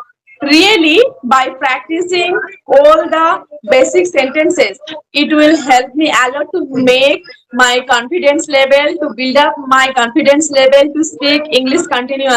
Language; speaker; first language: English; non-native, learner; Bangla